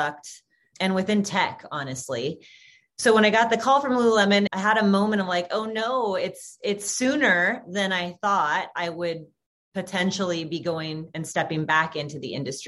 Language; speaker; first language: English; native; English